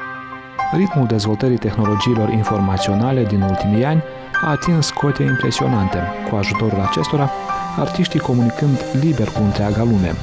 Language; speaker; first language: Romanian; native; Romanian